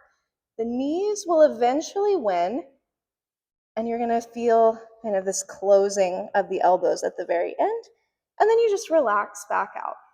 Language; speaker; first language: English; native; English